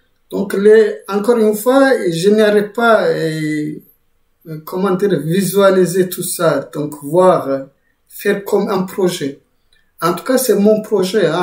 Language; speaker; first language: French; non-native, fluent; Azerbaijani